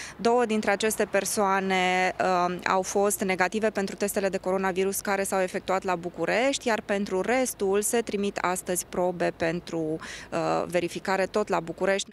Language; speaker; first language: Romanian; native; Romanian